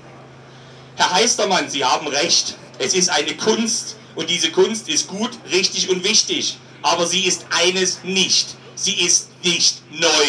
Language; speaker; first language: German; native; German